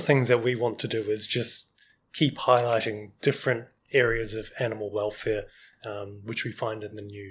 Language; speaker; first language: English; native; English